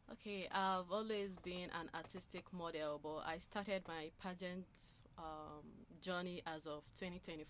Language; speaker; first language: English; non-native, local second language; Igbo